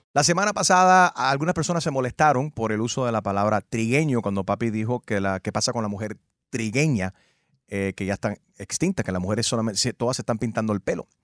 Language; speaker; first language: Spanish; early bilingual, heritage; Spanish